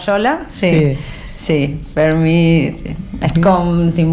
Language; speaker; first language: Catalan; non-native, learner; Spanish